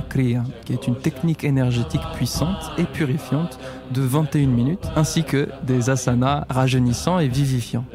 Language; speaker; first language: French; native; French